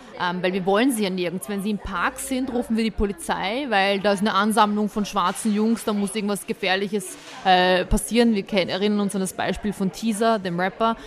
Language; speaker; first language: German; early bilingual, other home language; Bosnian